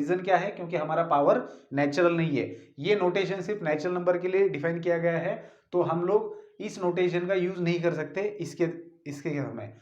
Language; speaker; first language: Hindi; native; Hindi